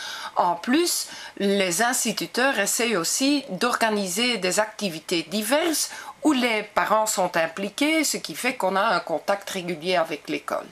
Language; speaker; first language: French; non-native, local second language; Dutch